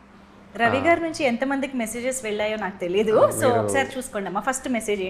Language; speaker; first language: Telugu; native; Telugu